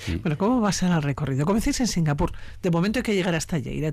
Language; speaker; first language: Spanish; native; Spanish